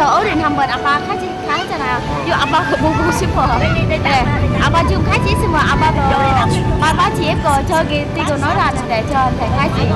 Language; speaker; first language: Korean; non-native, learner; Vietnamese